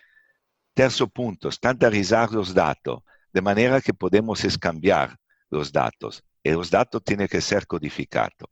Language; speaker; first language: Spanish; non-native, fluent; Italian